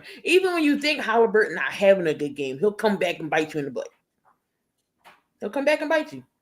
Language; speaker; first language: English; native; English